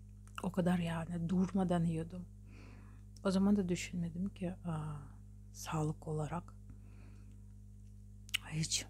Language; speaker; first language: Turkish; non-native, learner; Russian